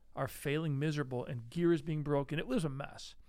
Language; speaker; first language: English; native; English